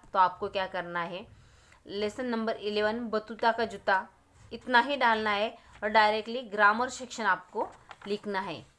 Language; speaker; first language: Hindi; non-native, local second language; Marathi